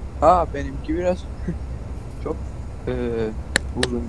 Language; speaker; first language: Turkish; early bilingual, heritage; Turkish